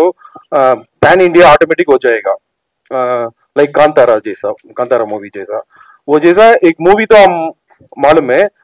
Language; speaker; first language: Hindi; non-native, local second language; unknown